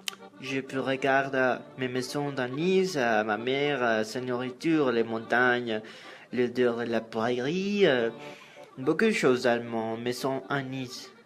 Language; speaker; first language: French; non-native, learner; Spanish